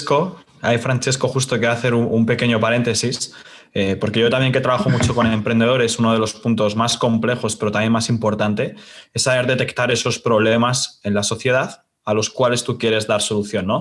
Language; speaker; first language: Spanish; native; Spanish